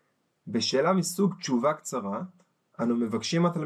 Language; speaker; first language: Hebrew; native; Hebrew